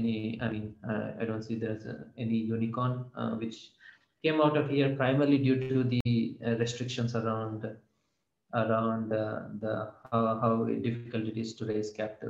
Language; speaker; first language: English; non-native, local second language; Telugu